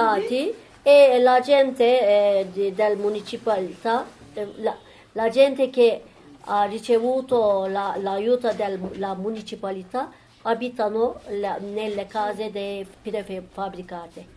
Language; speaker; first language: Italian; non-native, learner; Turkish